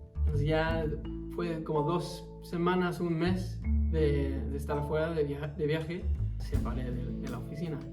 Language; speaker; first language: Spanish; early bilingual, heritage; Spanish